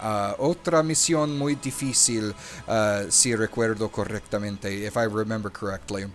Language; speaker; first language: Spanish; non-native, learner; English